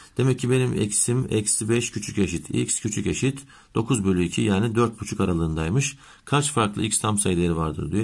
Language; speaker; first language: Turkish; native; Turkish